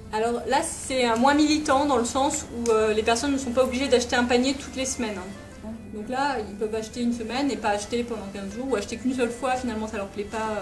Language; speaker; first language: French; native; French